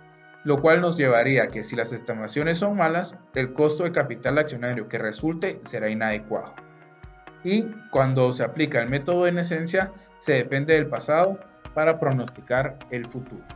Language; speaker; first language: Spanish; native; Spanish